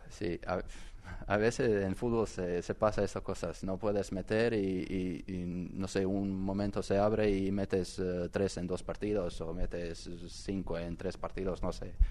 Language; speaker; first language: Spanish; non-native, learner; Croatian